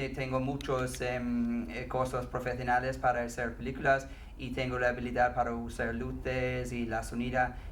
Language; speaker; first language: Spanish; non-native, learner; English